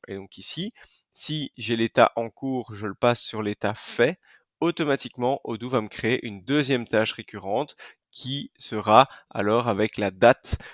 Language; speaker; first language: French; native; French